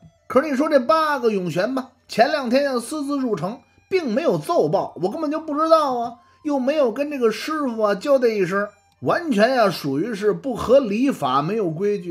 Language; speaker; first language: Chinese; native; Chinese